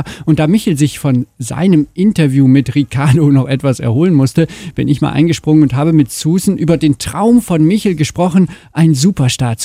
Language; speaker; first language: German; native; German